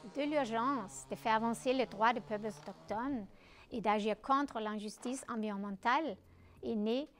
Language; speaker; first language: French; non-native, fluent; Danish